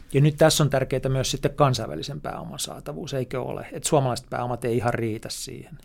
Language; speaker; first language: Finnish; native; Finnish